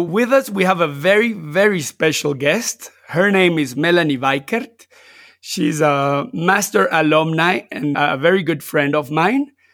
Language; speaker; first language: English; non-native, fluent; Spanish